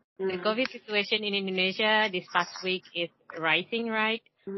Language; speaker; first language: English; non-native, learner; Indonesian